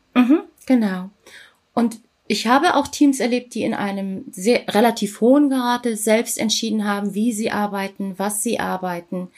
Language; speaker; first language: German; native; German